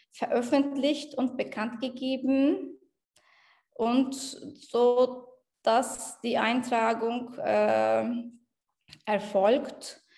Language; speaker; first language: German; non-native, fluent; Turkish